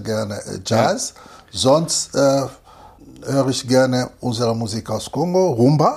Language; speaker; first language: German; non-native, fluent; Lingala